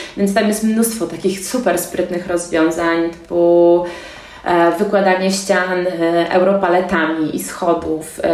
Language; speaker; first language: Polish; native; Polish